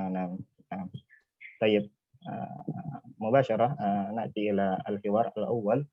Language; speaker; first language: Arabic; non-native, fluent; Indonesian